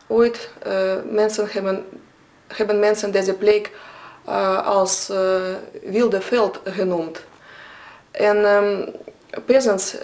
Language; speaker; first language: Dutch; non-native, fluent; Russian